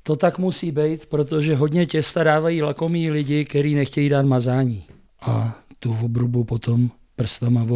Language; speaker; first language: Czech; native; Czech